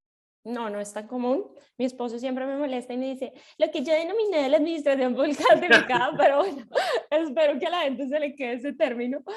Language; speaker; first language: Spanish; native; Spanish